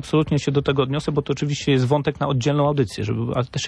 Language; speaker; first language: Polish; native; Polish